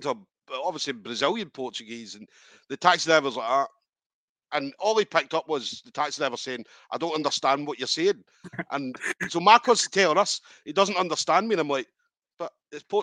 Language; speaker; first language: English; native; English